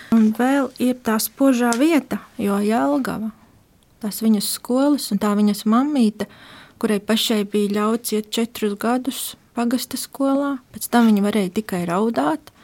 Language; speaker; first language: Latvian; native; Latvian